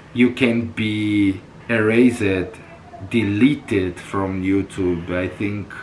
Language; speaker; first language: English; non-native, learner; Portuguese